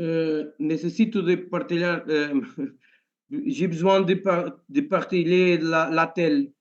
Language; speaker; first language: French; non-native, learner; Portuguese